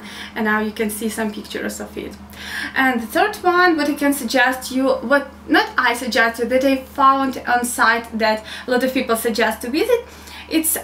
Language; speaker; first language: English; non-native, learner; Ukrainian